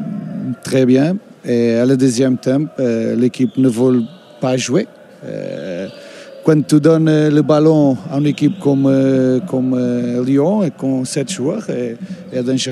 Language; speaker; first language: French; non-native, learner; Portuguese